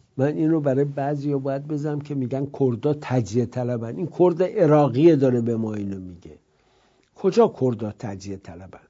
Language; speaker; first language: Persian; native; Persian